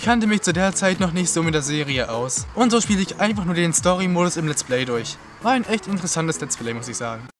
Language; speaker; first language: German; native; German